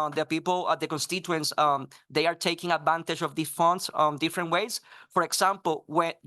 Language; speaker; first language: English; non-native, fluent; Spanish